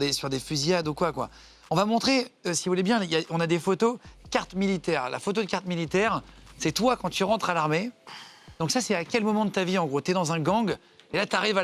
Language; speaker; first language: French; native; French